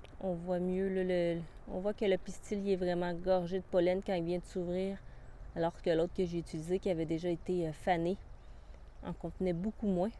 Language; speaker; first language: French; native; French